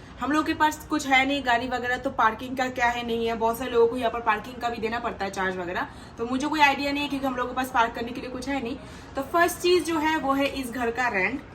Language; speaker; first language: Hindi; non-native, local second language; Bangla